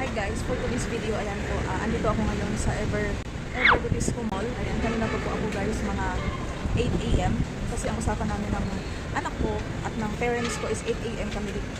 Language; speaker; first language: Filipino; non-native, local second language; Cebuano